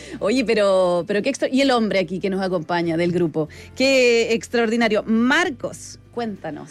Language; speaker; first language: Spanish; native; Spanish